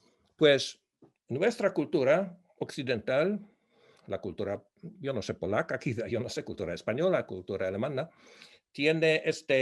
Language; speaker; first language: Spanish; non-native, fluent; Polish